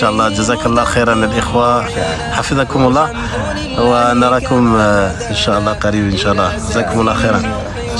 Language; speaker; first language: Arabic; non-native, fluent; French